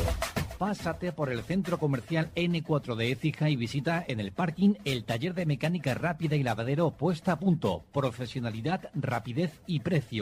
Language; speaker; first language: Spanish; native; Spanish